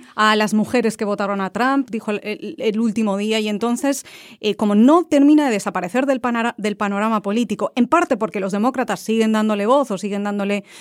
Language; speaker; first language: Spanish; native; Spanish